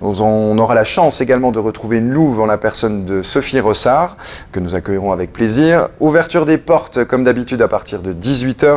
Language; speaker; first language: French; native; French